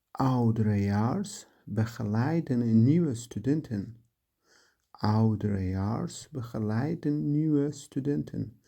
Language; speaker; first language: Dutch; non-native, learner; Turkish